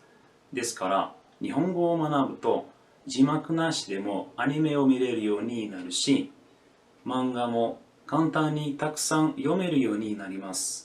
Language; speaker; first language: Japanese; non-native, learner; Portuguese